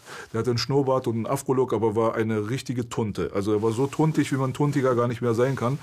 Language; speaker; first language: German; early bilingual, other home language; Persian